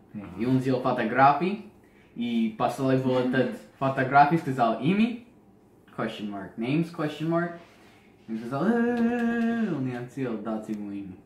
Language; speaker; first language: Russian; non-native, learner; English